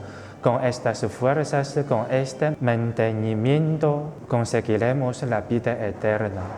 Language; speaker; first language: Spanish; non-native, fluent; Chinese